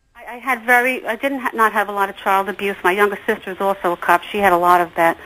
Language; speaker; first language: English; native; English